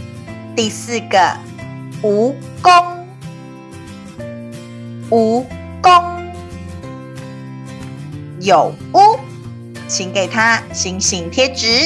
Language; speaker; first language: Chinese; native; Chinese